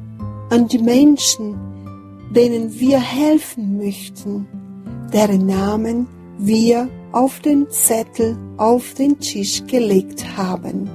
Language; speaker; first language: German; non-native, fluent; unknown